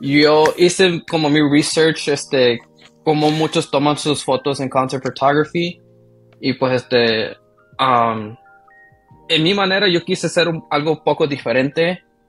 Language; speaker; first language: Spanish; early bilingual, heritage; Spanish